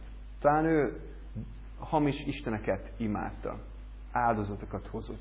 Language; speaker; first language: Hungarian; non-native, learner; English